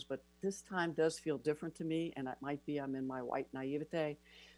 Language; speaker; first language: English; native; English